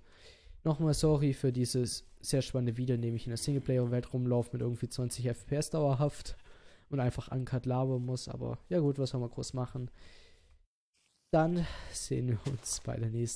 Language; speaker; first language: German; native; German